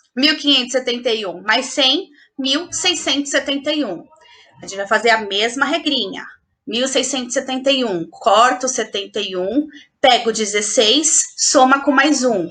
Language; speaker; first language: Portuguese; native; Portuguese